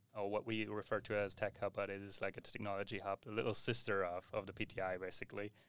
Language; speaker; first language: English; non-native, fluent; German